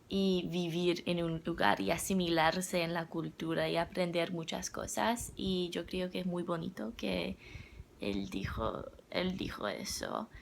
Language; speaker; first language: Spanish; non-native, learner; English